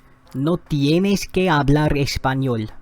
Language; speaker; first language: Spanish; non-native, fluent; English